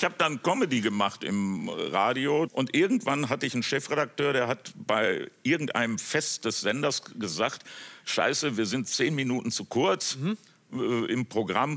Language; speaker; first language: German; native; German